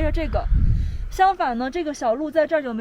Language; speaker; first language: Chinese; native; Chinese